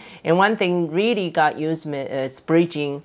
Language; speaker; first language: English; non-native, fluent; Chinese